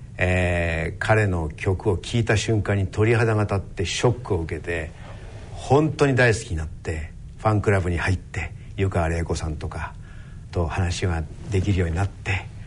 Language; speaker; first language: Japanese; native; Japanese